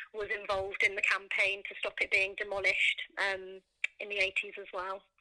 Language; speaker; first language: English; native; English